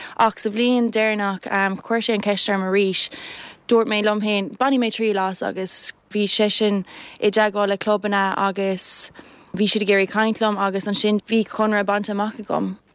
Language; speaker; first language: Irish; non-native, local second language; English